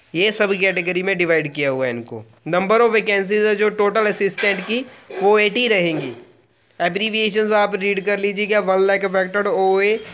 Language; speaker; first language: Hindi; non-native, local second language; Punjabi